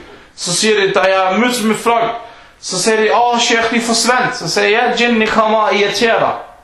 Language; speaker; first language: Danish; non-native, fluent; Arabic